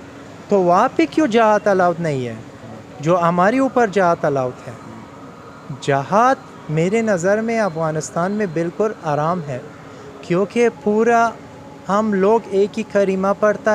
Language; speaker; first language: Hindi; non-native, learner; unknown